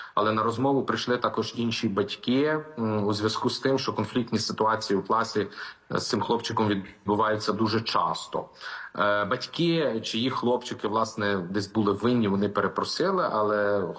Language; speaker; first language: Ukrainian; native; Ukrainian